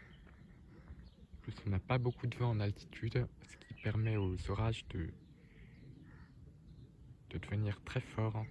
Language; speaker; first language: French; native; French